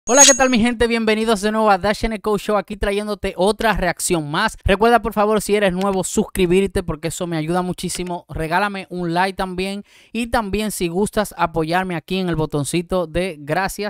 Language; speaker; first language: Spanish; native; Spanish